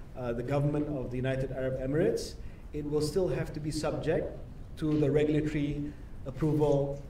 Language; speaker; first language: English; non-native, local second language; Malay